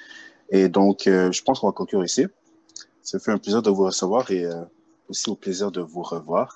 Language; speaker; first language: French; native; French